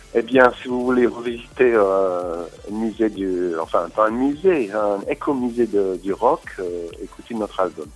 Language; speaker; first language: French; non-native, fluent; English